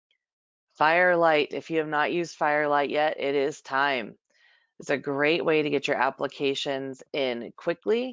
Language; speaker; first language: English; native; English